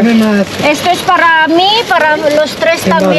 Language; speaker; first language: Spanish; non-native, learner; Filipino